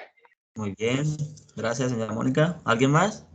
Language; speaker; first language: Spanish; native; Spanish